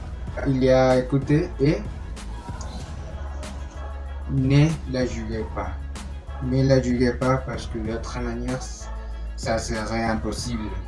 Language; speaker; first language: French; non-native, learner; Spanish